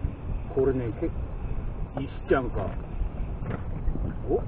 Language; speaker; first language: Japanese; native; Japanese